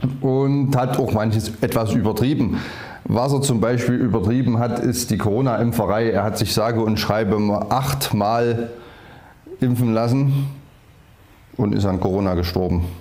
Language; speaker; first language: German; native; German